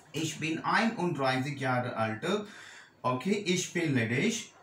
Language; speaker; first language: German; non-native, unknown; Hindi